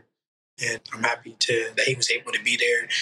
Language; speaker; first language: English; native; English